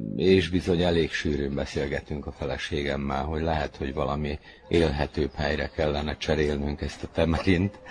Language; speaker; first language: Hungarian; native; Hungarian